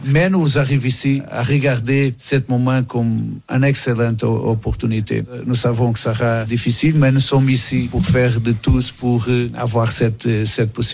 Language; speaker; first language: French; non-native, fluent; Portuguese